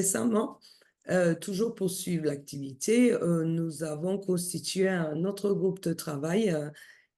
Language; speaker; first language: French; non-native, fluent; Turkish